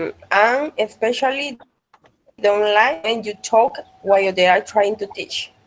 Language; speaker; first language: English; non-native, learner; Spanish